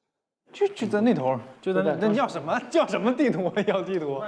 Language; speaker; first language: Chinese; native; Chinese